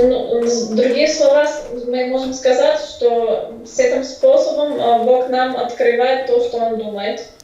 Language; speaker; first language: Russian; non-native, fluent; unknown